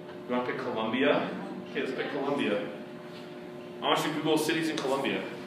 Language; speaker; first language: English; native; English